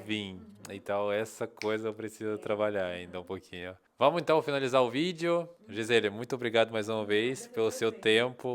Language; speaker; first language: Portuguese; non-native, fluent; Russian